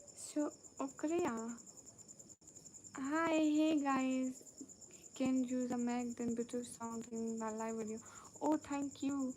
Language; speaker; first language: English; non-native, learner; Urdu